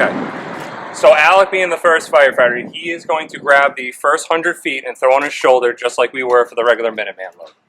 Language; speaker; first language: English; native; English